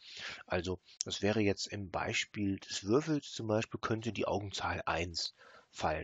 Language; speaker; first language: German; native; German